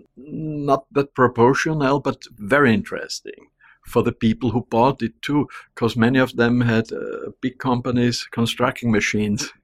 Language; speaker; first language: English; non-native, fluent; German